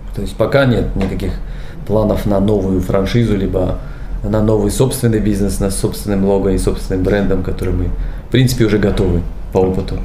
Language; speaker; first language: Russian; non-native, local second language; Tajik